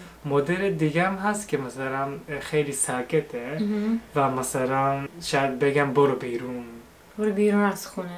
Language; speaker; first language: Persian; non-native, fluent; Japanese